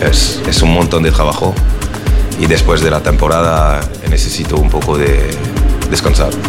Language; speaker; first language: Spanish; non-native, learner; French